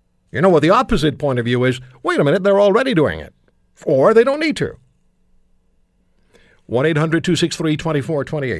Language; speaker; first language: English; non-native, fluent; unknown